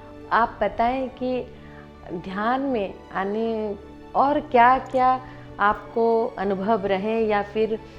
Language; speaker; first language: Hindi; native; Hindi